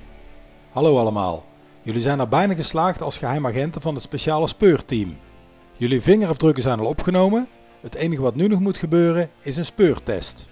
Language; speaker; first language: Dutch; native; Dutch